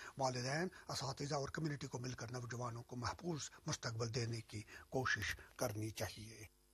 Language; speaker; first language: Urdu; non-native, local second language; Kashmiri